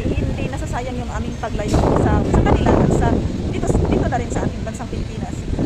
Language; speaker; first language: Filipino; non-native, local second language; Cebuano